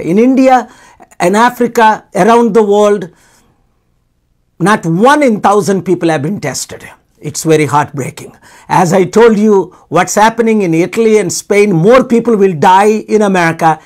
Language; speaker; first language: English; non-native, local second language; Telugu